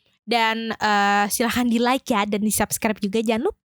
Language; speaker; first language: Indonesian; native; Indonesian